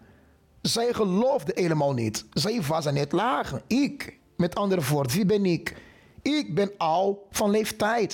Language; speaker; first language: Dutch; non-native, fluent; Portuguese